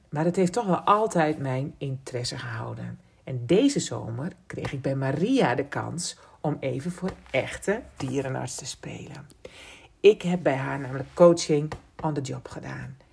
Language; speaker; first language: Dutch; native; Dutch